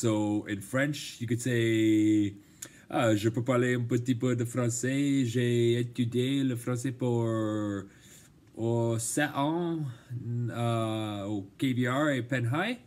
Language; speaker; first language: French; non-native, learner; English